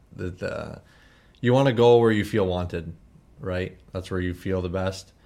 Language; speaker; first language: English; native; English